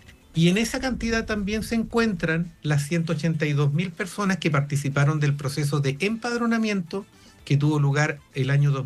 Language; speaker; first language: Spanish; native; Spanish